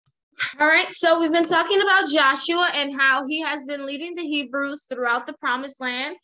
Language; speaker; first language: English; native; English